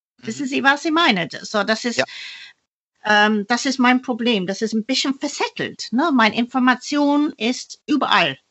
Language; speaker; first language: German; non-native, fluent; English